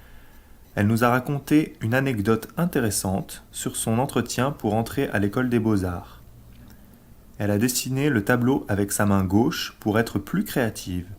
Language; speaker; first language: French; non-native, learner; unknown